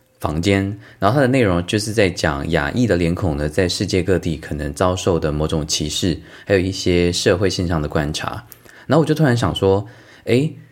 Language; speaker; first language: Chinese; native; Chinese